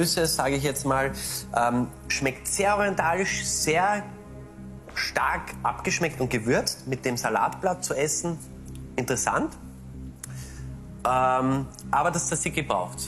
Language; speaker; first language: German; native; German